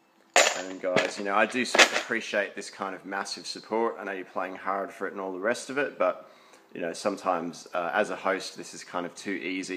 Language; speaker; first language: English; native; English